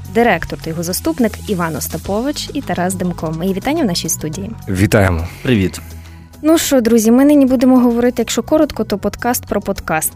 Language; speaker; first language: Ukrainian; native; Ukrainian